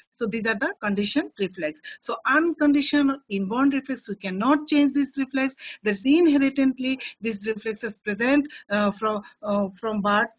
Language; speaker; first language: English; non-native, local second language; Bangla